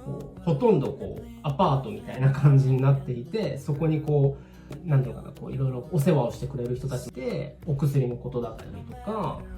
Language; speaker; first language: Japanese; native; Japanese